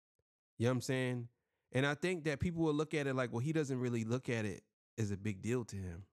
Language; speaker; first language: English; native; English